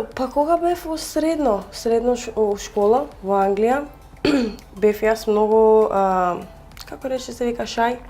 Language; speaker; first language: Macedonian; early bilingual, heritage; Macedonian